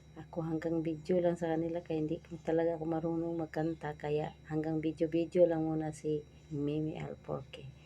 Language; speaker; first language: Filipino; non-native, local second language; Cebuano